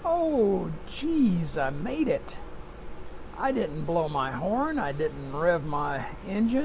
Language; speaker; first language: English; native; English